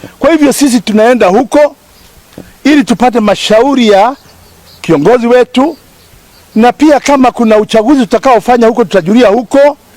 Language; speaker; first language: Swahili; non-native, local second language; Kikuyu